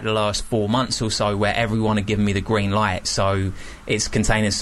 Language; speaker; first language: English; native; English